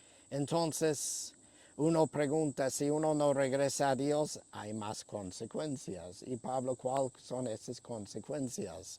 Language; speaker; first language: Spanish; non-native, fluent; English